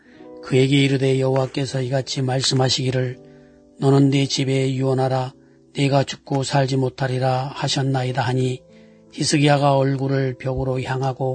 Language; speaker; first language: Korean; native; Korean